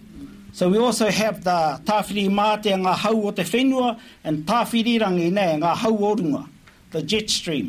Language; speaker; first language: English; native; English